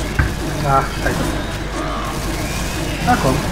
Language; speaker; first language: German; native; German